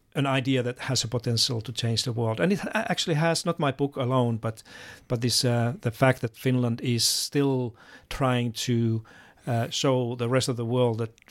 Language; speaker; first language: English; non-native, fluent; Finnish